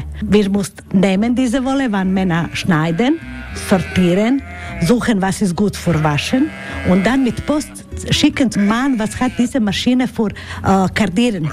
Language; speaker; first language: German; non-native, learner; Croatian